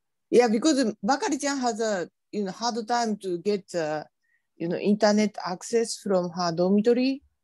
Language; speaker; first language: English; non-native, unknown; Japanese